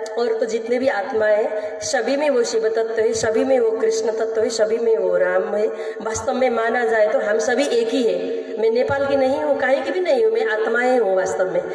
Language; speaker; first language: Hindi; non-native, fluent; Nepali